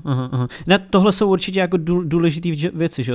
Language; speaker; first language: Czech; native; Czech